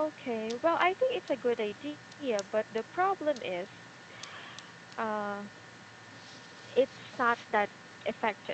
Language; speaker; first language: English; non-native, fluent; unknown